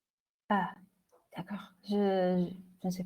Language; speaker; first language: French; non-native, fluent; English